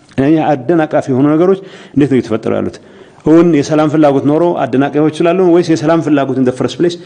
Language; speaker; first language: Amharic; non-native, local second language; Tigrinya